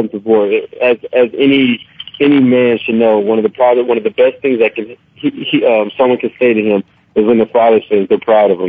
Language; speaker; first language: English; native; English